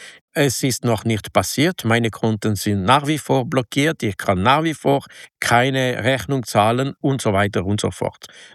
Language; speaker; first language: German; non-native, local second language; French